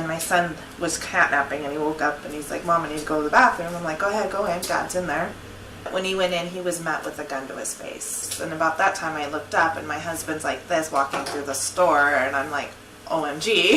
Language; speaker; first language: English; native; English